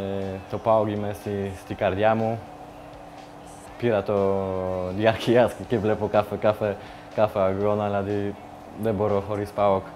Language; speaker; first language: Greek; non-native, learner; Polish